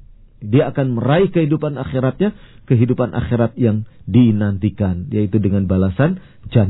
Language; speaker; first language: Indonesian; native; Indonesian